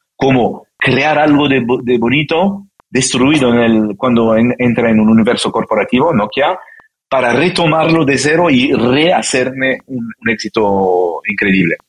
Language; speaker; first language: Spanish; non-native, fluent; French